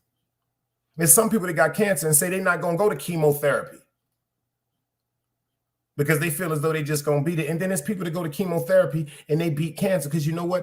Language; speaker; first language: English; native; English